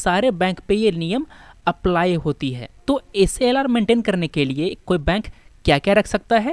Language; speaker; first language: Hindi; native; Hindi